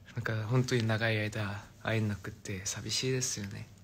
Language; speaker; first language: Japanese; non-native, fluent; Korean